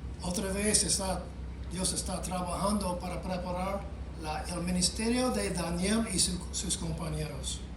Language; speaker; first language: Spanish; non-native, fluent; English